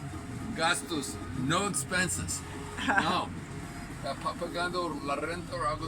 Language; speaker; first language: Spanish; non-native, fluent; English